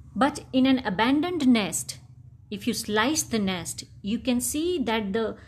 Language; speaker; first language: English; non-native, local second language; Dogri